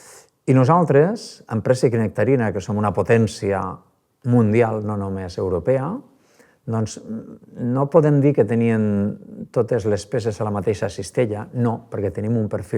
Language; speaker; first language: Catalan; native; Catalan